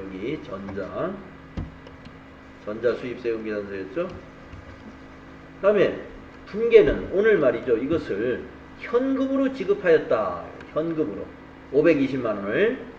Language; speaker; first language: Korean; native; Korean